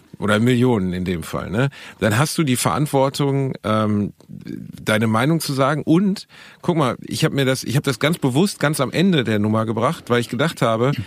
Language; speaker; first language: German; early bilingual, other home language; Turkish